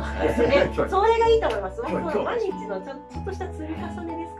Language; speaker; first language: Japanese; native; Japanese